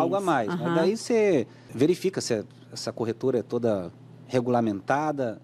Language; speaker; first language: Portuguese; native; Portuguese